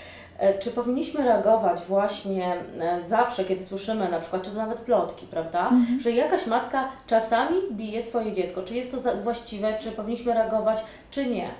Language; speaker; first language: Polish; native; Polish